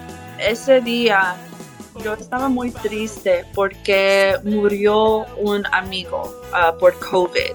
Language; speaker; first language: Spanish; early bilingual, heritage; English